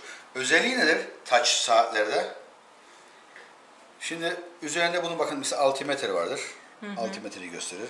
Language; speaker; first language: Turkish; native; Turkish